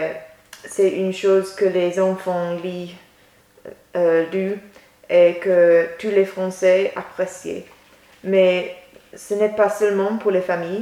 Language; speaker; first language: French; non-native, learner; English